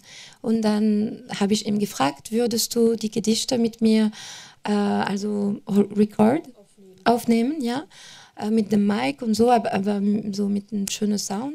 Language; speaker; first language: German; non-native, fluent; French